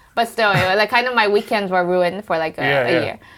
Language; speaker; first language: English; native; English